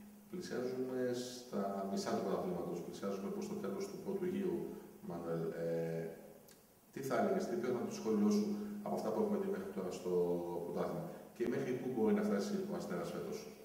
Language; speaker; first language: Greek; native; Greek